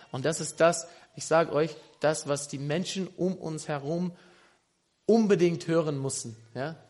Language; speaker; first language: German; non-native, fluent; English